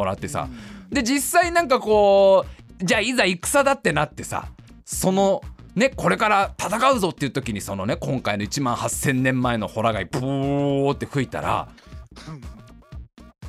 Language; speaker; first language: Japanese; native; Japanese